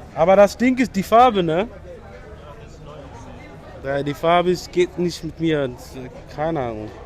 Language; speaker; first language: German; non-native, learner; Amharic